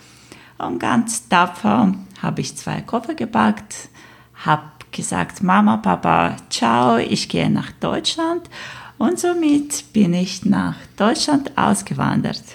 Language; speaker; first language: German; non-native, fluent; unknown